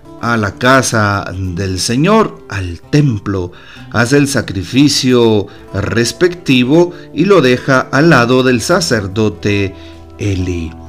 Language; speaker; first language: Spanish; native; Spanish